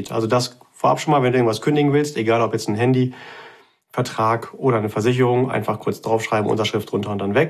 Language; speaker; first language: German; native; German